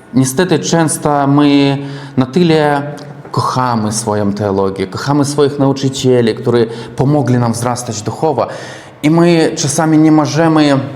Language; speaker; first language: Polish; non-native, learner; Russian